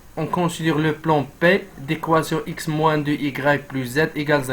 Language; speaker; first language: French; non-native, local second language; Arabic